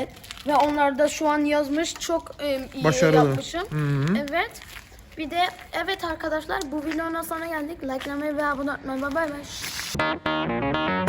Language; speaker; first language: Turkish; early bilingual, heritage; Turkish